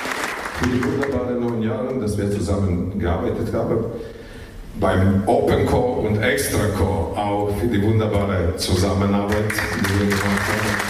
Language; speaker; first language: German; non-native, fluent; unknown